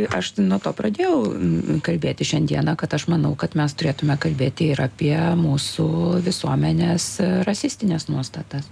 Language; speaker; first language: Lithuanian; native; Lithuanian